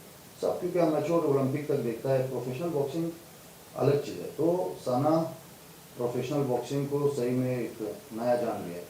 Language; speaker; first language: Hindi; non-native, fluent; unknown